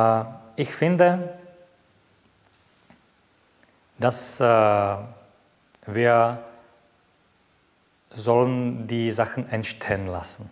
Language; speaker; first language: German; non-native, fluent; Czech